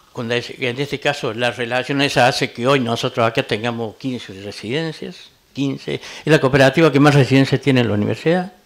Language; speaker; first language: Spanish; native; Spanish